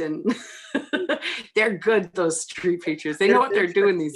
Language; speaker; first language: English; native; English